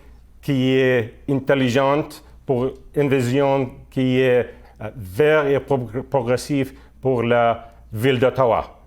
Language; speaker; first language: French; non-native, fluent; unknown